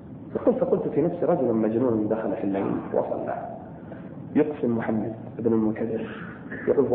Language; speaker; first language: Arabic; native; Arabic